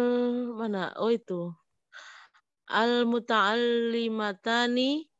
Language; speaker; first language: Arabic; non-native, learner; Indonesian